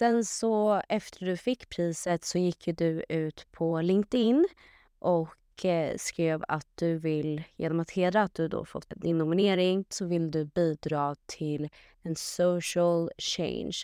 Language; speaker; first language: Swedish; native; Swedish